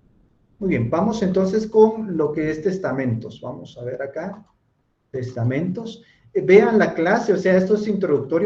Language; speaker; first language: Spanish; native; Spanish